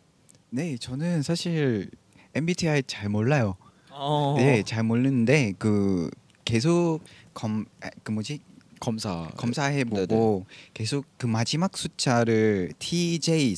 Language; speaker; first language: Korean; non-native, learner; Vietnamese